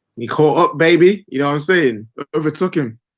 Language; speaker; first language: English; native; English